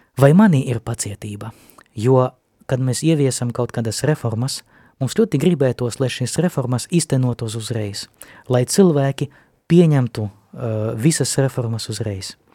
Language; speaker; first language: Latvian; non-native, local second language; Russian